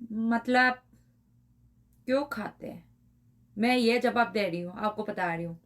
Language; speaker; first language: Hindi; non-native, learner; Korean